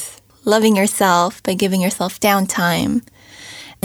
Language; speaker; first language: English; native; English